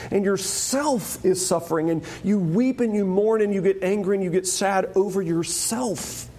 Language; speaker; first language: English; native; English